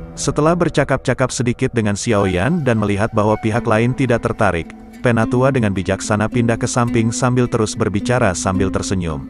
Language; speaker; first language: Indonesian; native; Indonesian